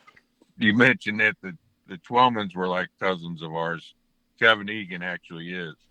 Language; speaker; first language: English; native; English